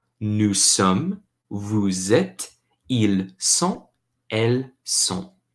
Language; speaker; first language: French; non-native, learner; English